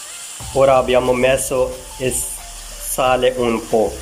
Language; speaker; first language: Italian; non-native, learner; Urdu